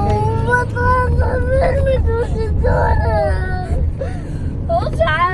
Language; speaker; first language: Dutch; early bilingual, heritage; Dutch